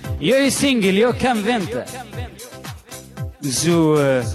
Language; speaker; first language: Swedish; non-native, fluent; Arabic